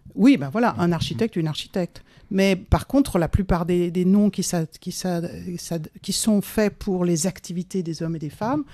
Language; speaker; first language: French; native; French